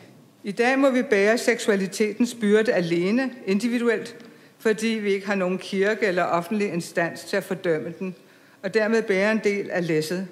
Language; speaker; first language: Danish; native; Danish